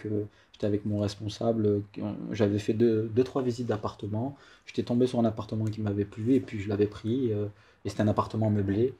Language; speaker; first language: French; native; French